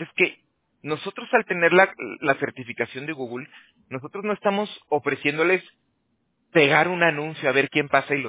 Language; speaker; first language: Spanish; native; Spanish